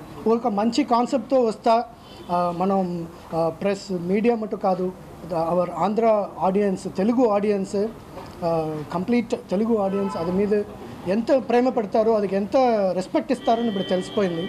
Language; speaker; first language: Telugu; non-native, local second language; Tamil